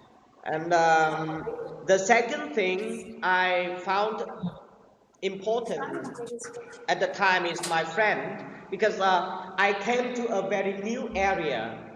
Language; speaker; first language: English; non-native, learner; Vietnamese